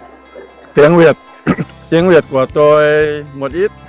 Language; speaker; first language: Vietnamese; non-native, learner; Thai